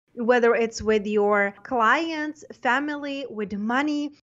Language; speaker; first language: English; non-native, fluent; Czech